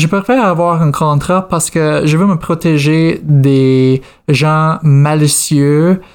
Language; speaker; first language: French; non-native, fluent; English